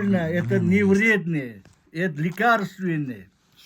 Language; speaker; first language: Russian; non-native, local second language; Uzbek